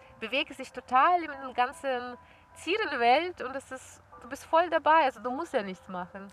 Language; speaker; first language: German; non-native, fluent; Russian